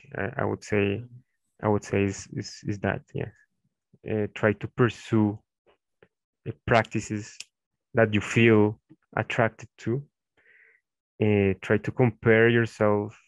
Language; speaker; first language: English; non-native, fluent; Spanish